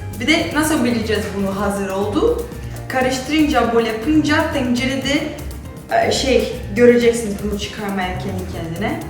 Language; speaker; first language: Turkish; non-native, fluent; Portuguese